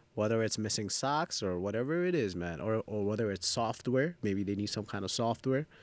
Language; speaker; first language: English; early bilingual, other home language; Bangla